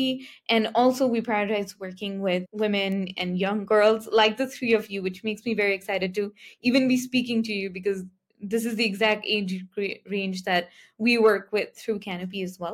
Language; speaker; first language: English; non-native, local second language; Nepali